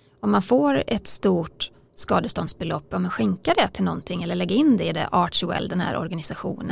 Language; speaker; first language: Swedish; native; Swedish